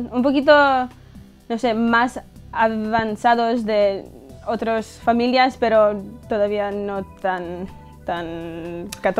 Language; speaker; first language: Spanish; early bilingual, heritage; English